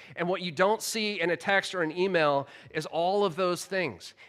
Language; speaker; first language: English; native; English